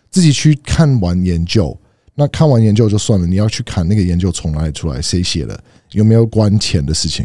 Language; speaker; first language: Chinese; non-native, fluent; English